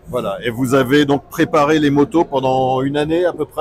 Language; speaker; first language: French; native; French